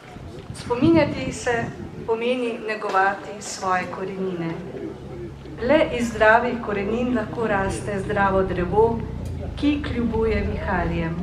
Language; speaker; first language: Slovenian; native; Slovenian